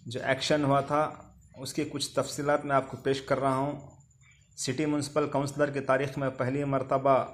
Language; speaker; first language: Urdu; native; Urdu